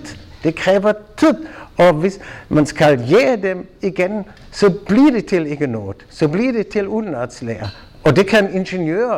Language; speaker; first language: Danish; non-native, fluent; German